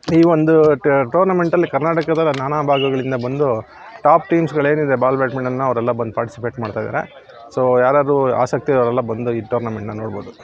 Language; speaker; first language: Kannada; native; Kannada